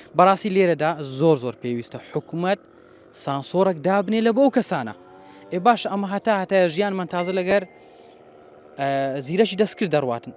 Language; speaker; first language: Central Kurdish; native; Central Kurdish